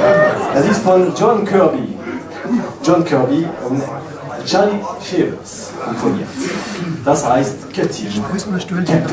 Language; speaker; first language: German; non-native, learner; French